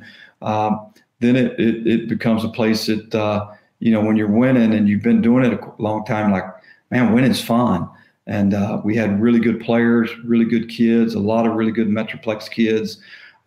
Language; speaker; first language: English; native; English